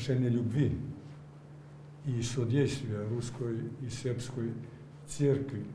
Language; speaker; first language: Russian; non-native, learner; Serbian